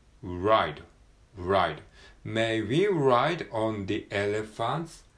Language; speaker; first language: English; non-native, learner; Japanese